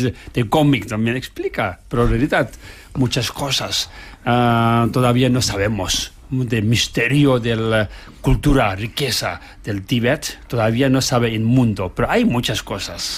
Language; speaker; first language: Spanish; non-native, learner; Tibetan